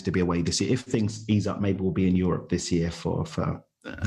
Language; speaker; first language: English; native; English